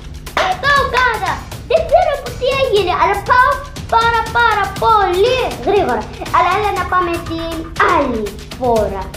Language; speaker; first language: Greek; non-native, learner; Arabic